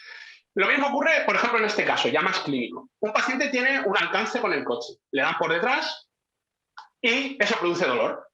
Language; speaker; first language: Spanish; native; Spanish